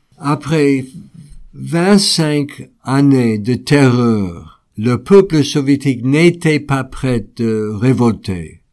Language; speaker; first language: French; non-native, fluent; English